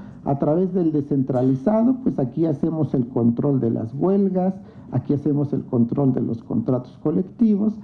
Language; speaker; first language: Spanish; native; Spanish